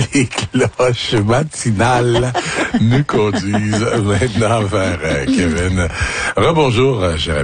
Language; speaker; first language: French; native; French